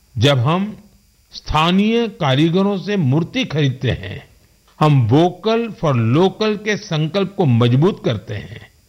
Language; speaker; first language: Hindi; non-native, local second language; Gujarati